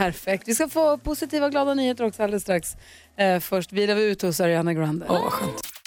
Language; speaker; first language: Swedish; native; Swedish